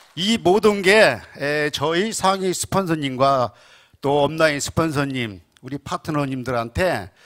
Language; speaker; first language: Korean; native; Korean